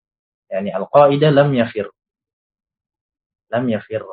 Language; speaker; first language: Arabic; non-native, fluent; Indonesian